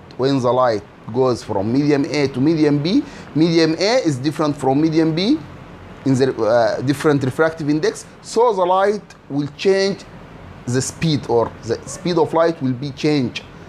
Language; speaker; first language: English; non-native, fluent; Arabic